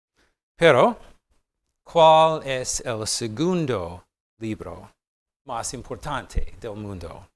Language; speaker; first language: Spanish; non-native, fluent; English